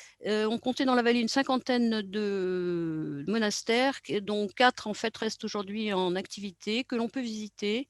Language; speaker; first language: French; native; French